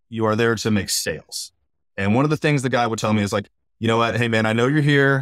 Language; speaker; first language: English; native; English